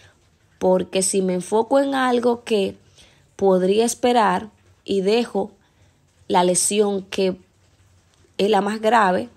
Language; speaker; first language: Spanish; native; Spanish